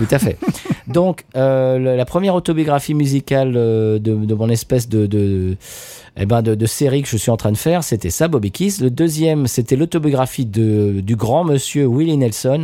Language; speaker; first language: French; native; French